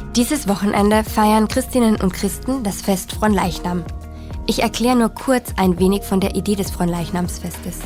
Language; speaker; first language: German; native; German